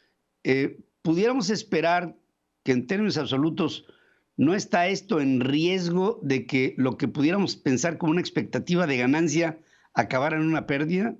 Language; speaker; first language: Spanish; native; Spanish